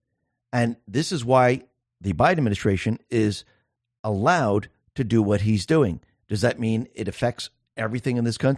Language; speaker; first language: English; native; English